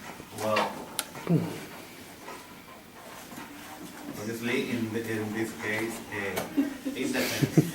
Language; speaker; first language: English; non-native, learner; Spanish